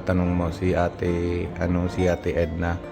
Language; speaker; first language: Filipino; non-native, learner; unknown